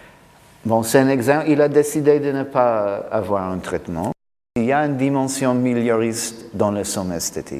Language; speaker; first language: French; non-native, fluent; English